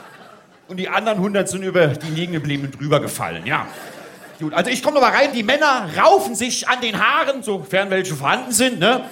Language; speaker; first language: German; native; German